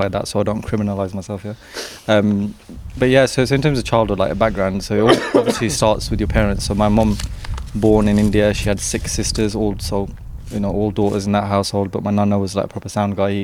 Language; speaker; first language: English; native; English